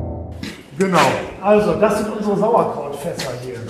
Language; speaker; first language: German; native; German